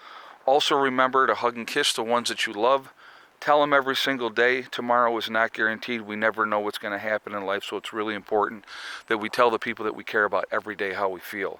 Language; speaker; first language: English; native; English